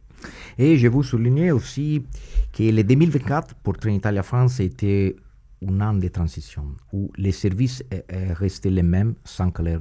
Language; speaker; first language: French; non-native, fluent; Italian